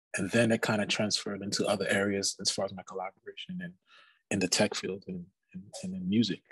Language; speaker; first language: English; native; English